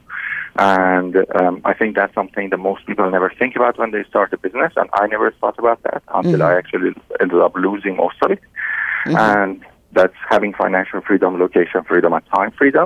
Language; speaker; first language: English; non-native, fluent; Persian